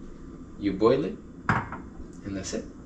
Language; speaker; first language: English; early bilingual, other home language; Spanish